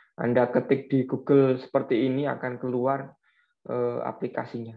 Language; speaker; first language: Indonesian; native; Indonesian